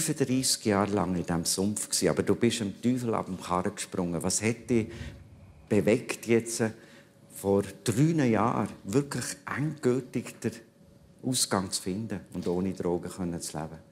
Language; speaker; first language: German; native; German